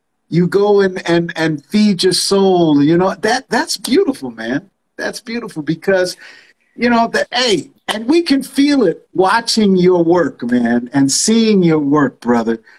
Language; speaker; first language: English; native; English